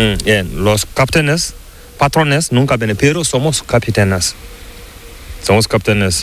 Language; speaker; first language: Spanish; non-native, learner; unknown